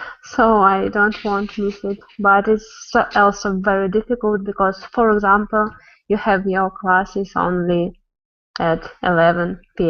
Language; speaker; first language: English; non-native, learner; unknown